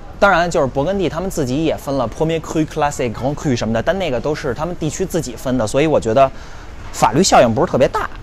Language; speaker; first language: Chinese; native; Chinese